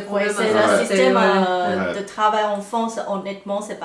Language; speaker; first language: French; non-native, fluent; Chinese